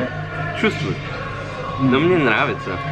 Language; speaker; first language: Russian; non-native, learner; English